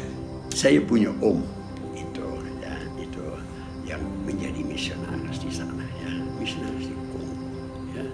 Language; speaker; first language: Indonesian; non-native, fluent; Dutch